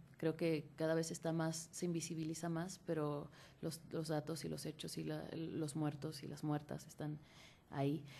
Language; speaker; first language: Spanish; native; Spanish